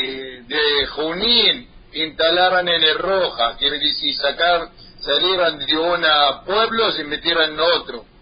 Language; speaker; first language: Spanish; non-native, learner; Arabic